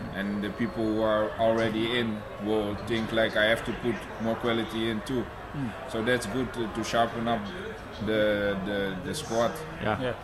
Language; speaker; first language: English; non-native, fluent; Dutch